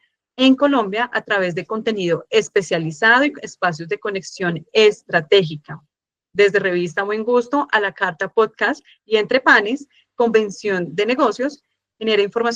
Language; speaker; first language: Spanish; native; Spanish